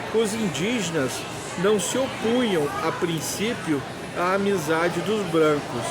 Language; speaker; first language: Portuguese; native; Portuguese